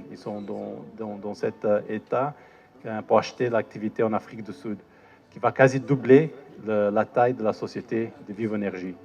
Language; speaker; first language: French; non-native, fluent; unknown